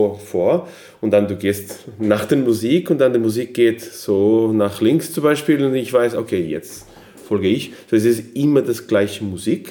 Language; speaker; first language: German; non-native, fluent; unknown